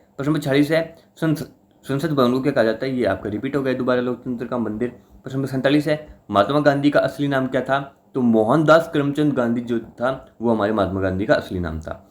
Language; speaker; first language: Hindi; native; Hindi